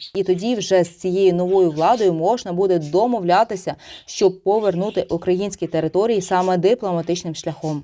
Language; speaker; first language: Ukrainian; non-native, local second language; Russian